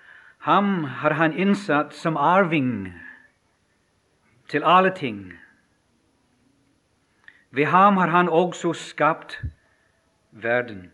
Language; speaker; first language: Norwegian; non-native, fluent; English